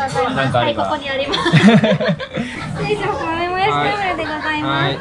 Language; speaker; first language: Japanese; non-native, fluent; English